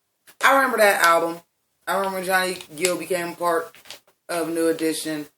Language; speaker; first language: English; native; English